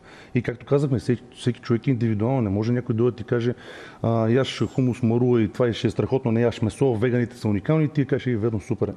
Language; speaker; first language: Bulgarian; native; Bulgarian